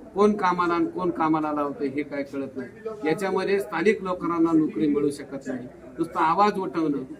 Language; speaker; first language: Marathi; native; Marathi